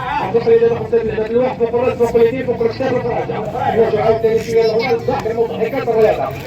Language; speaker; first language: Arabic; native; Arabic